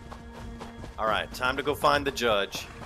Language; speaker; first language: English; native; English